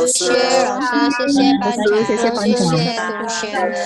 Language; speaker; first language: Chinese; non-native, learner; Indonesian